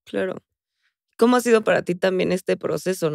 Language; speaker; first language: Spanish; native; Spanish